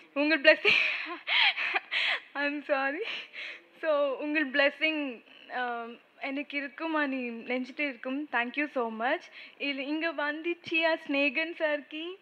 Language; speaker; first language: Tamil; non-native, learner; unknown